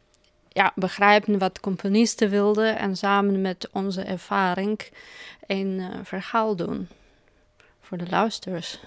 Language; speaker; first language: Dutch; non-native, fluent; Russian